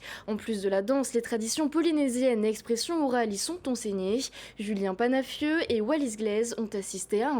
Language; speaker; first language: French; native; French